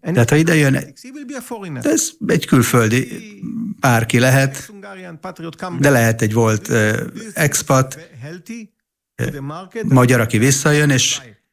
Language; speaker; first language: Hungarian; non-native, fluent; Hebrew